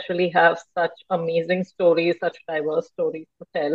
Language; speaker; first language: English; non-native, local second language; Hindi